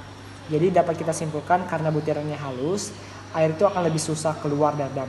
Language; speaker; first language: Indonesian; native; Indonesian